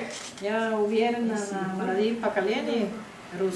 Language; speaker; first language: Russian; non-native, learner; Spanish